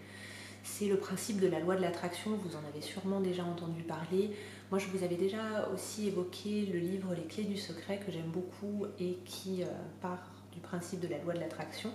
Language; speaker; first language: French; native; French